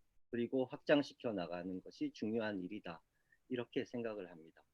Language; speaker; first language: Korean; native; Korean